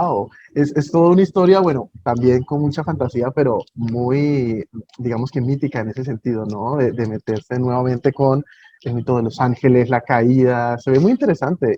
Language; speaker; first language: Spanish; native; Spanish